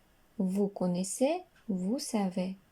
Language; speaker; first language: French; non-native, fluent; Russian